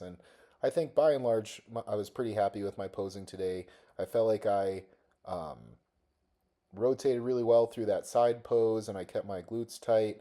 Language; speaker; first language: English; native; English